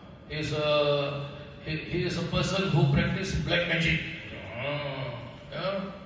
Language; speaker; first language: English; non-native, local second language; Malay